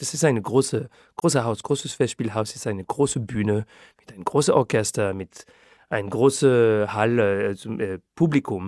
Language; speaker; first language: German; non-native, fluent; French